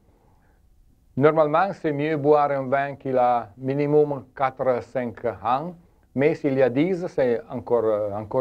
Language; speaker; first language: French; non-native, learner; Italian